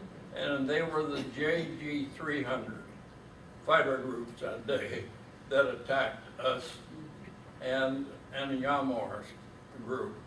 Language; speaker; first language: English; native; English